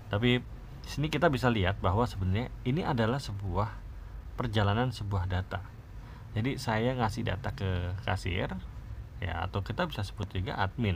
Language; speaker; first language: Indonesian; native; Indonesian